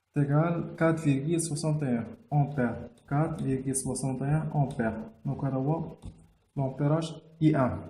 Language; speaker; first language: French; non-native, local second language; Arabic